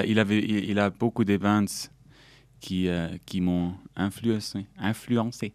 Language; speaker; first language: French; non-native, local second language; German